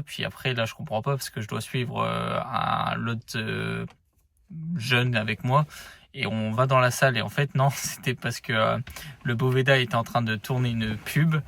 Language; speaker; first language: French; native; French